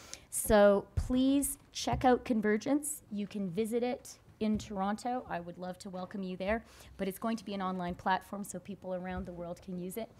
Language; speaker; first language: English; native; English